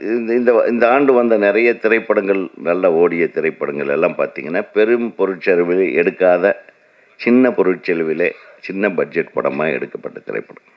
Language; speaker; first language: Tamil; native; Tamil